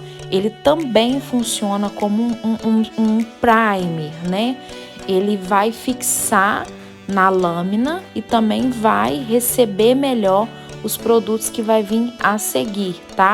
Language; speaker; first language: Portuguese; native; Portuguese